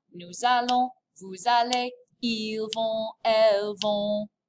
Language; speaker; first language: French; non-native, fluent; English